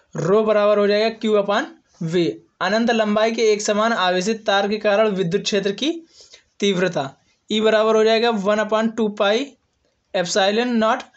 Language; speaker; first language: Hindi; native; Hindi